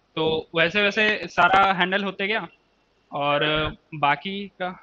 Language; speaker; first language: Hindi; native; Hindi